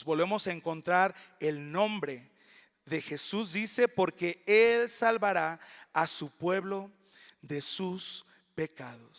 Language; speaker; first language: Spanish; native; Spanish